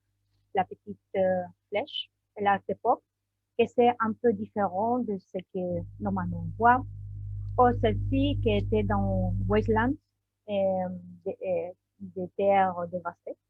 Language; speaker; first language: French; non-native, learner; Spanish